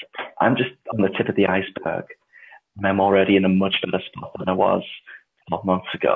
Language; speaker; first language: English; native; English